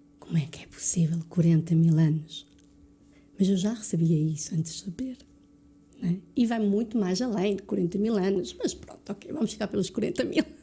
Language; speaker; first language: Portuguese; early bilingual, other home language; French